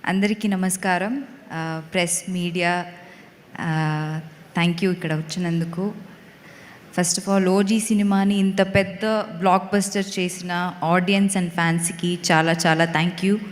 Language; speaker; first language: Telugu; non-native, learner; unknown